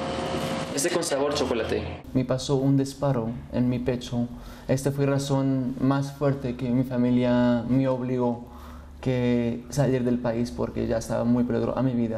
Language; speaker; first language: Spanish; non-native, learner; Kurdish